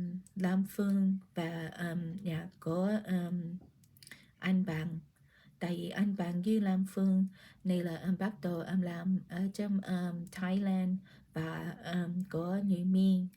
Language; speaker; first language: Vietnamese; early bilingual, heritage; Vietnamese